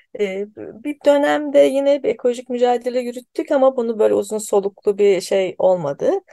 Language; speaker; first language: Turkish; native; Turkish